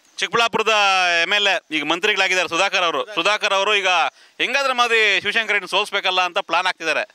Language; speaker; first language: Kannada; native; Kannada